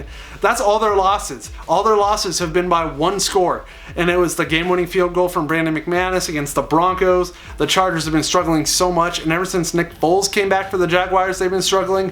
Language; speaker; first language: English; native; English